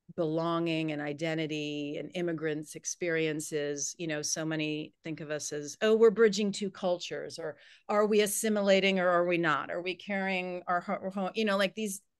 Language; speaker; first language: English; native; English